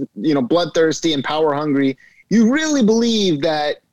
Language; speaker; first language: English; native; English